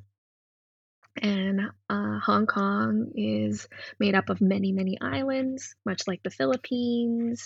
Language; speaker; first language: English; non-native, local second language; Cantonese